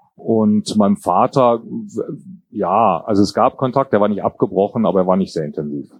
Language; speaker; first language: German; native; German